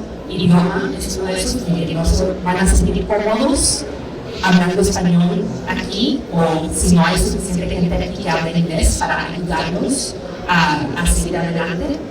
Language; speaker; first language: Spanish; early bilingual, heritage; Spanish